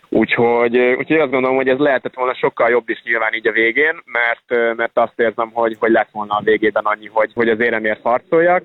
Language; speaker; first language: Hungarian; native; Hungarian